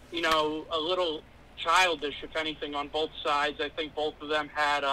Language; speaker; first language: English; native; English